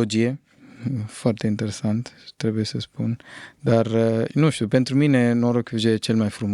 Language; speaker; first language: Romanian; non-native, fluent; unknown